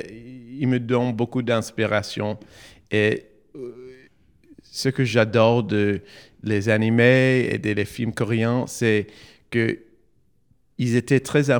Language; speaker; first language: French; non-native, learner; English